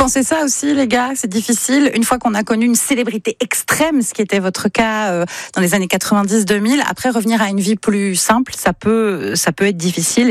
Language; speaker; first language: French; native; French